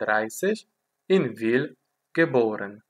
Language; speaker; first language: German; non-native, fluent; Polish